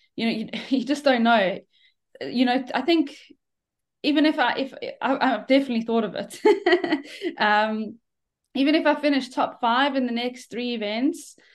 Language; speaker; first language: English; native; English